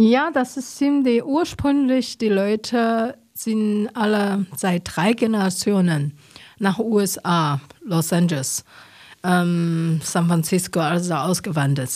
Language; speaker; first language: German; non-native, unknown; Chinese